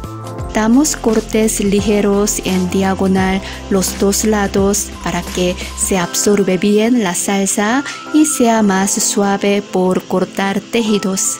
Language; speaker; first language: Spanish; non-native, learner; Korean